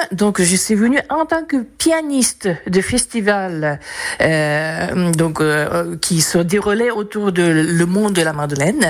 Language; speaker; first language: French; non-native, fluent; Japanese